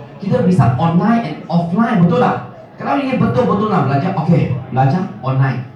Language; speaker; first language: Malay; non-native, local second language; Min Nan Chinese